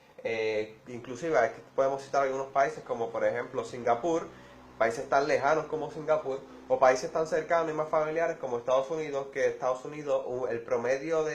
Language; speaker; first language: Spanish; native; Spanish